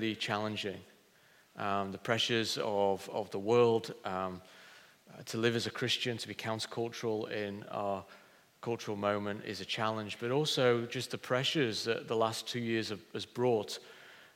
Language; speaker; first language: English; native; English